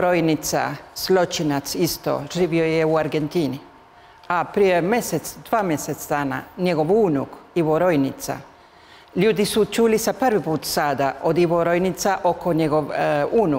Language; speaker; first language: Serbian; early bilingual, heritage; Spanish